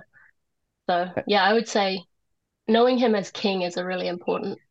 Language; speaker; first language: English; native; English